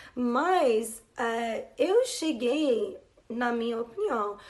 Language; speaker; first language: Portuguese; non-native, fluent; English